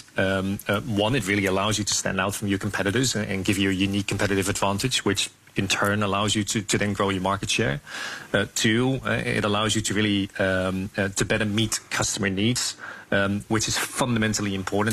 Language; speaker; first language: English; non-native, fluent; Dutch